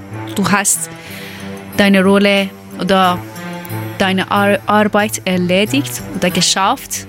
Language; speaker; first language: German; non-native, learner; Persian